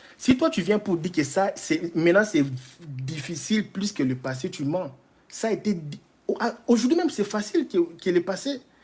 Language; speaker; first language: French; non-native, local second language; Lingala